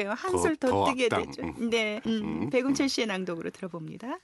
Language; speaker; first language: Korean; native; Korean